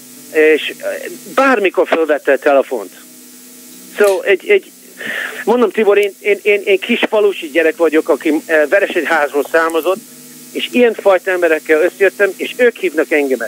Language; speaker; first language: Hungarian; early bilingual, heritage; Hungarian